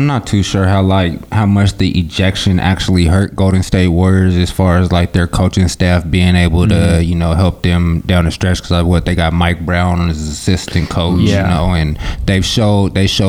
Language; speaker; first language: English; native; English